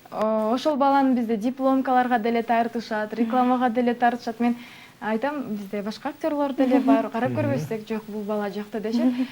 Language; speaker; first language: Kyrgyz; non-native, local second language; Uyghur